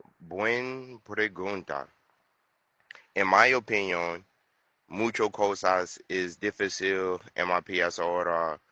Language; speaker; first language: Spanish; non-native, learner; English